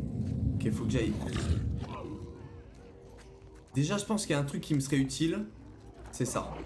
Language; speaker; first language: French; native; French